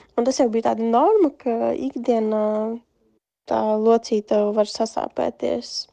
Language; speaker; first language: Latvian; native; Latvian